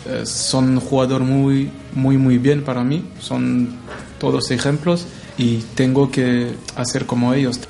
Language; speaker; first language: Spanish; non-native, learner; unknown